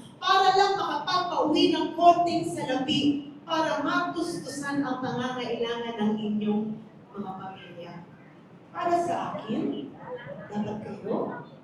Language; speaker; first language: Filipino; native; Filipino